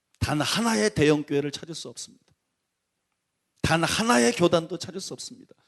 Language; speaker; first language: Korean; native; Korean